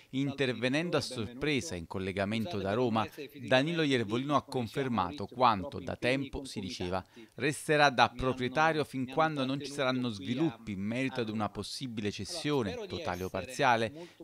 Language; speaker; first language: Italian; native; Italian